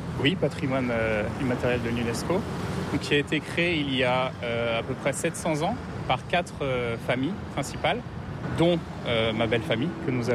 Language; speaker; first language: French; native; French